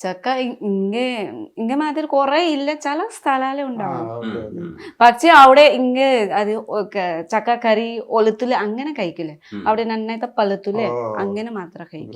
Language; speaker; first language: Malayalam; non-native, learner; Nepali